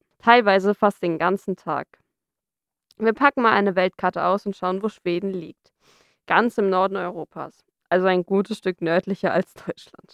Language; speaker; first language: German; native; German